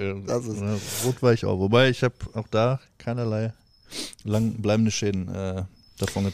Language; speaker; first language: German; native; German